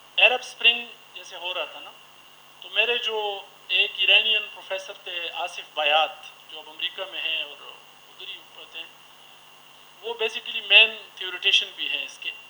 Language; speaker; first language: Urdu; non-native, local second language; Pashto